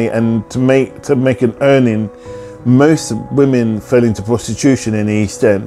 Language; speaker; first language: English; native; English